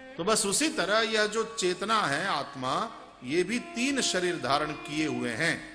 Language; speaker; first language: Hindi; non-native, local second language; Gujarati